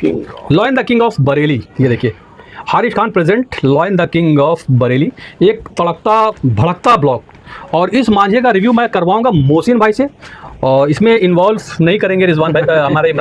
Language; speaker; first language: Hindi; native; Hindi